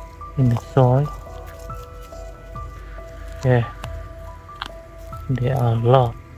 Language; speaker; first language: English; non-native, learner; Khmer